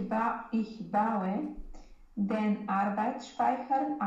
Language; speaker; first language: German; non-native, learner; Romanian